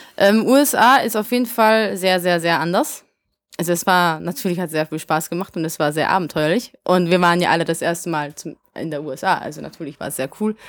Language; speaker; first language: German; early bilingual, other home language; Hungarian